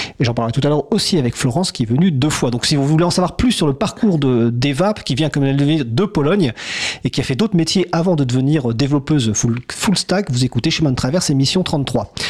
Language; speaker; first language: French; native; French